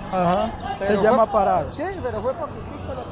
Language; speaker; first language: Spanish; native; Spanish